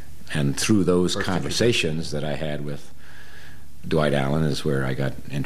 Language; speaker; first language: English; native; English